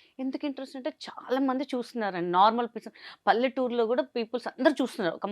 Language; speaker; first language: Telugu; non-native, local second language; Hindi